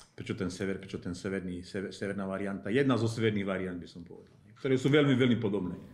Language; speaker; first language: Slovak; native; Slovak